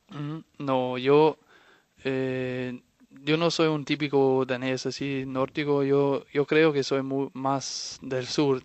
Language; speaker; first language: Spanish; non-native, fluent; Danish